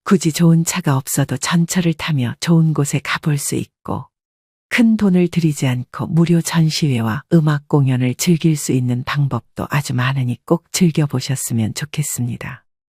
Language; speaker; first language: Korean; native; Korean